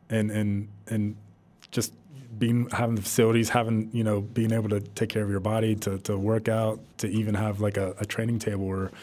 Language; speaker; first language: English; native; English